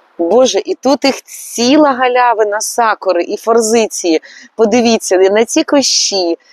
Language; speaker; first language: Ukrainian; native; Ukrainian